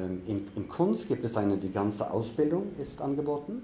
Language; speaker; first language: German; non-native, fluent; Norwegian